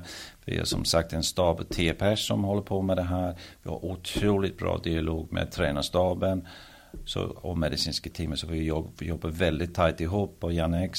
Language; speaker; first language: Swedish; early bilingual, heritage; Swedish